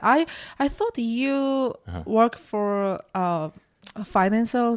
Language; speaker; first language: English; non-native, learner; Korean